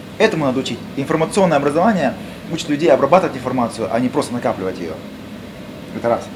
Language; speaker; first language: Russian; non-native, local second language; Kazakh